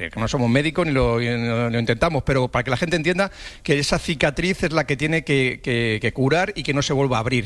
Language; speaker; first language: Spanish; native; Spanish